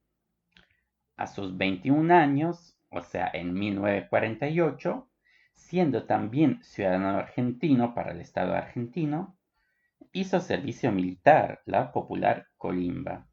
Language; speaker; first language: Spanish; non-native, fluent; Polish